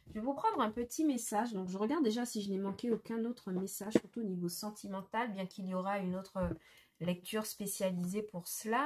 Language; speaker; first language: French; native; French